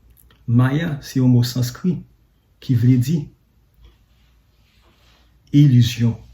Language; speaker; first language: French; non-native, learner; Haitian Creole